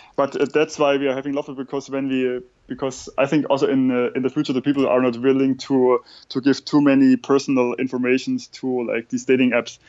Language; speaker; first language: English; non-native, fluent; German